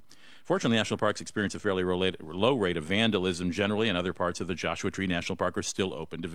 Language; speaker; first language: English; native; English